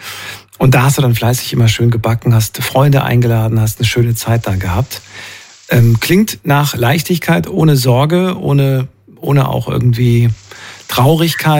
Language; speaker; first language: German; native; German